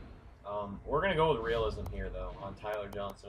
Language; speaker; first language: English; native; English